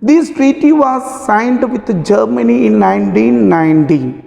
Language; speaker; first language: English; non-native, local second language; Malayalam